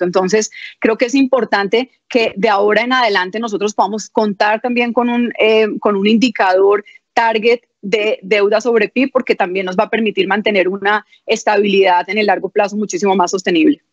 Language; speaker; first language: Spanish; native; Spanish